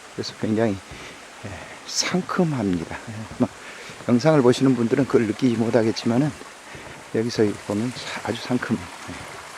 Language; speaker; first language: Korean; native; Korean